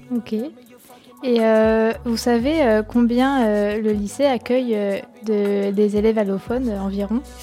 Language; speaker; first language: French; native; French